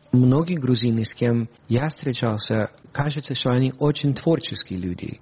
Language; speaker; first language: Russian; non-native, fluent; English